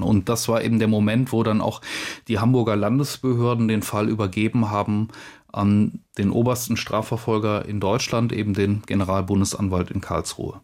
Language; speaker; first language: German; native; German